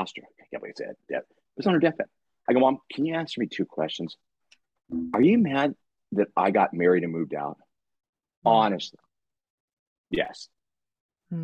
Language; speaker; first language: English; native; English